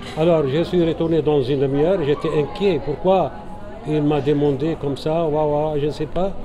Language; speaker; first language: French; non-native, local second language; Arabic